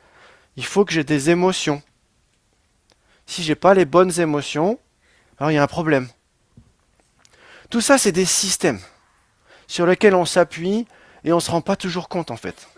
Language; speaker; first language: French; native; French